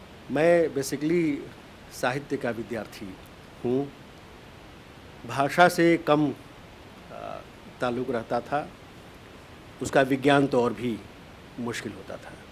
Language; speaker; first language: Hindi; native; Hindi